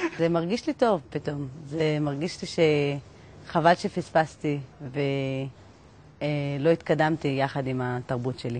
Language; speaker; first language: Hebrew; early bilingual, other home language; Amharic